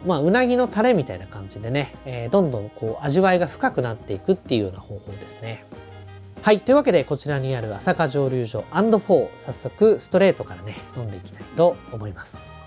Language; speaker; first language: Japanese; native; Japanese